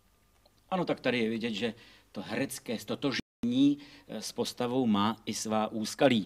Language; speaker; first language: Czech; native; Czech